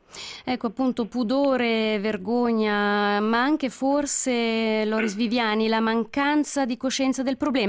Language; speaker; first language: Italian; native; Italian